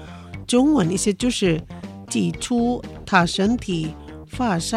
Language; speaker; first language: Chinese; non-native, fluent; Indonesian